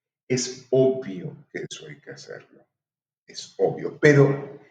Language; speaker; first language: Spanish; native; Spanish